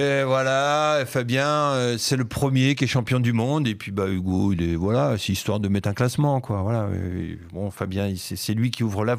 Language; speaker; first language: French; native; French